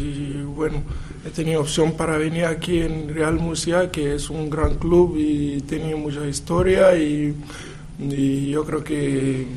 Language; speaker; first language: Spanish; non-native, learner; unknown